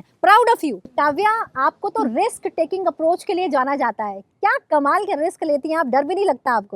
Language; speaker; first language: Hindi; native; Hindi